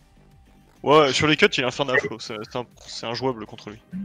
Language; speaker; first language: French; native; French